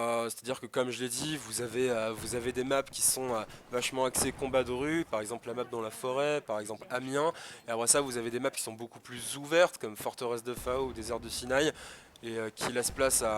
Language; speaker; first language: French; native; French